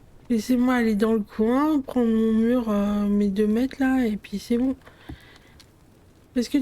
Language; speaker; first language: French; native; French